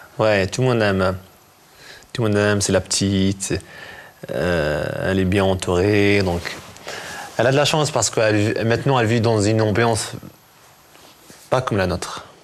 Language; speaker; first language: French; non-native, local second language; Arabic